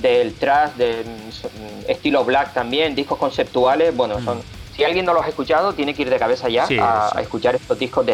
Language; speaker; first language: Spanish; native; Spanish